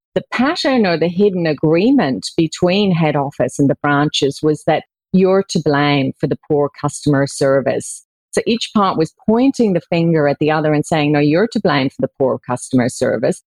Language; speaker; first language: English; native; English